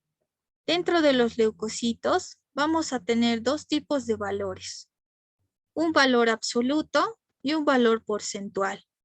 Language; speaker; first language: Spanish; native; Spanish